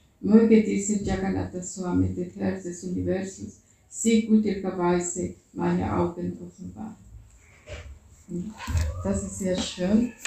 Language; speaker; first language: German; non-native, fluent; Spanish